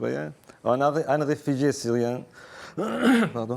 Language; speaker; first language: French; non-native, fluent; Arabic